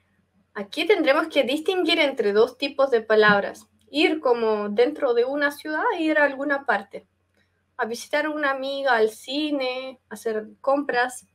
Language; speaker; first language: Spanish; non-native, fluent; Russian